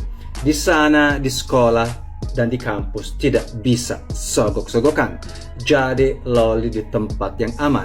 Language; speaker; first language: Indonesian; non-native, fluent; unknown